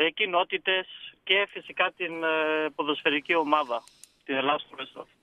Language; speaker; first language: Greek; early bilingual, heritage; Greek